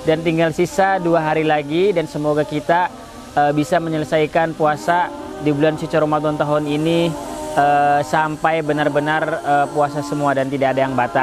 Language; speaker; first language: Indonesian; native; Indonesian